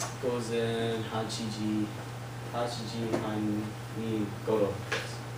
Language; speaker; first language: Japanese; non-native, learner; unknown